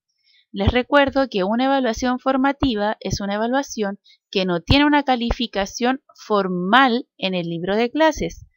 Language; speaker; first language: Spanish; native; Spanish